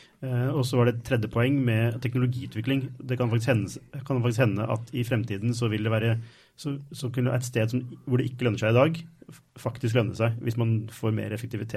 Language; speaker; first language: Norwegian; native; Norwegian